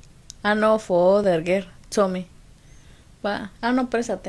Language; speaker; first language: English; non-native, learner; Spanish